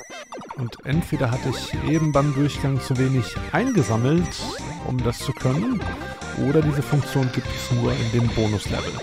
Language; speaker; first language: German; native; German